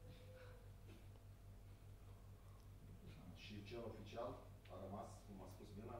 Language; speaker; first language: Romanian; native; Romanian